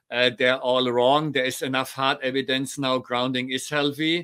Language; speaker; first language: English; non-native, fluent; German